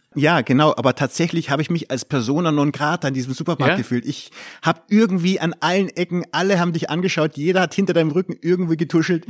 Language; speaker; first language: German; native; German